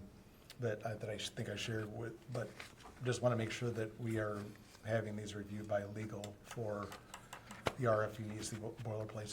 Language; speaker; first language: English; native; English